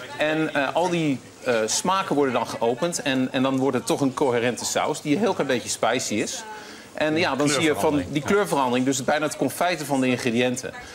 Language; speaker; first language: Dutch; native; Dutch